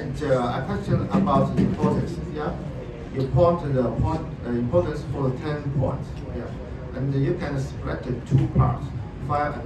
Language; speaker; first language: English; non-native, learner; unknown